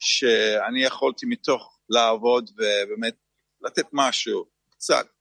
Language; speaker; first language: Hebrew; non-native, fluent; Turkish